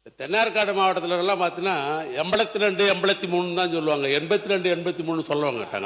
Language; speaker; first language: Tamil; native; Tamil